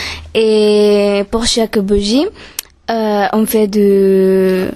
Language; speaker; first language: French; non-native, learner; Russian